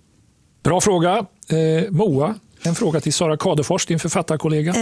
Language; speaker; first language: Swedish; native; Swedish